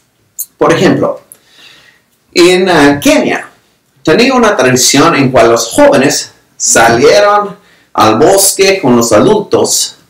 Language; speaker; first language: Spanish; non-native, fluent; English